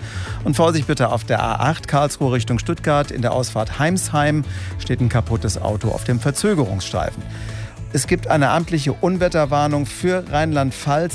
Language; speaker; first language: German; native; German